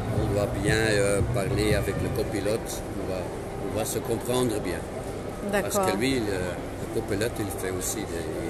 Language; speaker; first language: French; non-native, local second language; Dutch